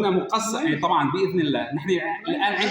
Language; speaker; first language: Arabic; native; Arabic